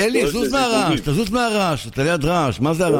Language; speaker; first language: Hebrew; native; Hebrew